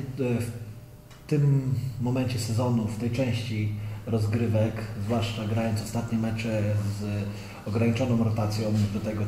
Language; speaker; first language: Polish; native; Polish